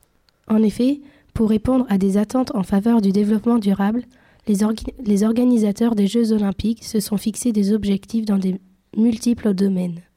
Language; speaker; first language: French; native; French